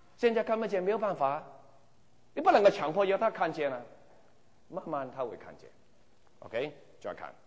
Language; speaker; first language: Chinese; non-native, local second language; Cantonese